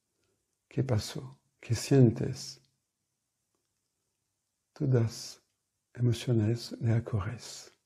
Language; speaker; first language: Spanish; non-native, fluent; French